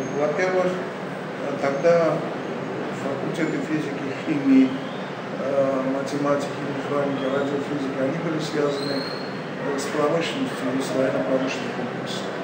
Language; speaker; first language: Russian; non-native, local second language; Armenian